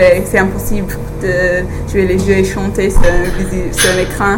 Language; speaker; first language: French; non-native, learner; English